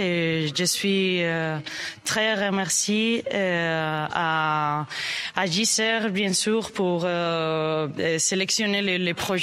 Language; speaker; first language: French; non-native, learner; Spanish